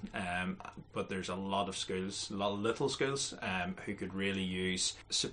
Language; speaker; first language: English; native; English